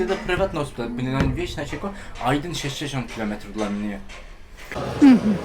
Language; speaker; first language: Polish; non-native, learner; Turkish